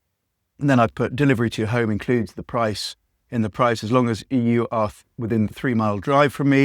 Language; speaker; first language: English; native; English